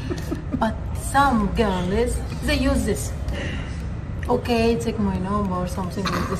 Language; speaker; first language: English; non-native, learner; Arabic